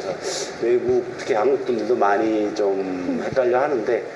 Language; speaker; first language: Korean; native; Korean